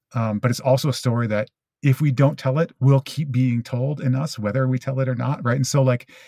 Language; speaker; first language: English; early bilingual, other home language; Japanese